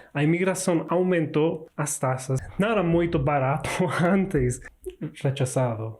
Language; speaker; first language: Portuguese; non-native, learner; Spanish